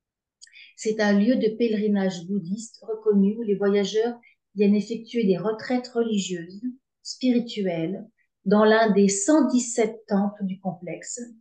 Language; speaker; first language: French; native; French